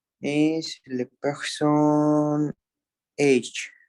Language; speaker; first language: French; non-native, learner; Spanish